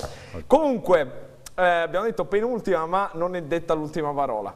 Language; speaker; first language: Italian; native; Italian